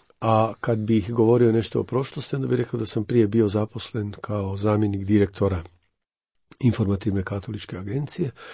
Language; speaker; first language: Croatian; native; Croatian